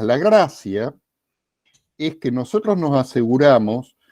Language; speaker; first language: Spanish; native; Spanish